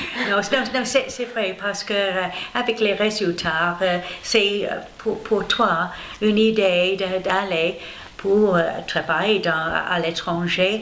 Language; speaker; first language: French; non-native, learner; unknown